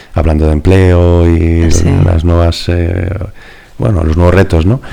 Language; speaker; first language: Spanish; native; Spanish